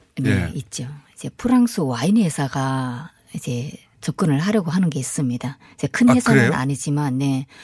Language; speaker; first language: Korean; native; Korean